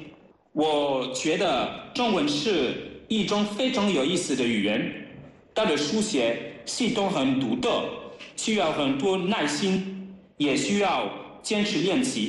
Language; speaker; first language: Chinese; non-native, learner; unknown